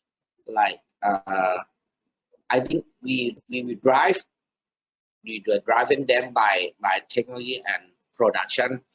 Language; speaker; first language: English; non-native, learner; Thai